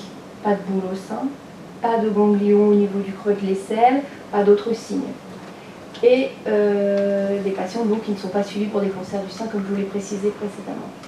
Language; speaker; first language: French; native; French